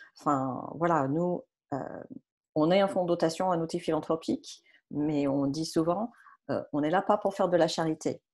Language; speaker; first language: French; non-native, fluent; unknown